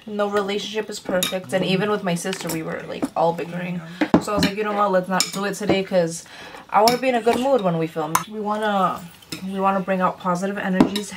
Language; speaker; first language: English; early bilingual, other home language; Spanish